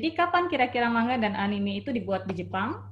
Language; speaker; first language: Indonesian; native; Indonesian